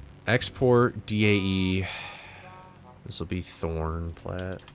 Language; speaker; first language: English; native; English